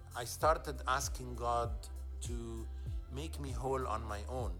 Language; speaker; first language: English; non-native, fluent; Arabic